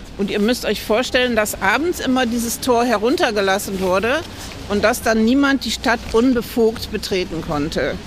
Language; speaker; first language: German; native; German